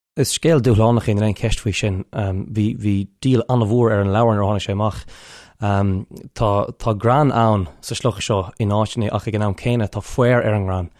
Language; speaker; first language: Irish; non-native, local second language; English